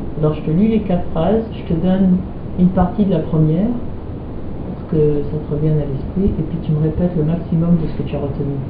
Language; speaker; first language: French; native; French